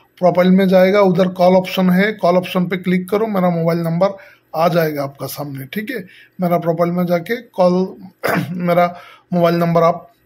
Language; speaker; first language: Hindi; non-native, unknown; Bangla